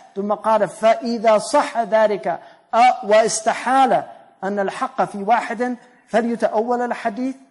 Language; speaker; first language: Arabic; non-native, fluent; English